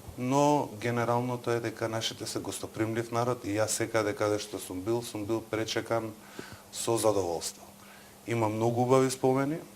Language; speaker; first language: Macedonian; native; Macedonian